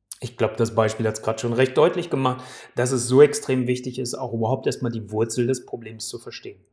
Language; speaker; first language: German; native; German